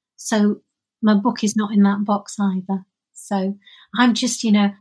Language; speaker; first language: English; native; English